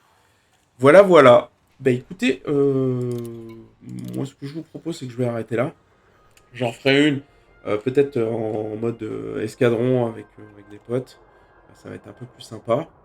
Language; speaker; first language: French; native; French